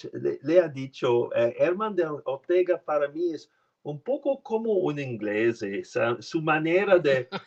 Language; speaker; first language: Spanish; non-native, learner; French